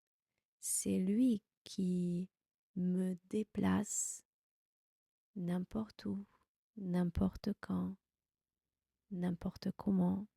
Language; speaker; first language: French; non-native, fluent; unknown